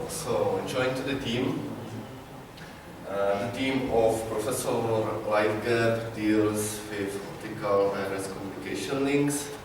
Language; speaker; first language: English; non-native, learner; Czech